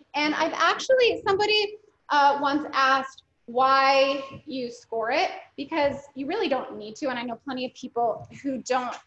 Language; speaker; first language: English; native; English